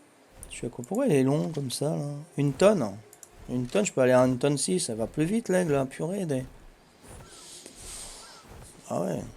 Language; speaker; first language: French; native; French